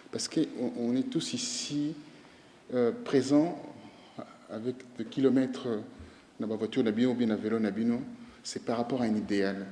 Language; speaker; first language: French; non-native, local second language; Lingala